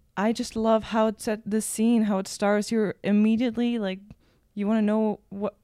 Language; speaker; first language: English; non-native, fluent; German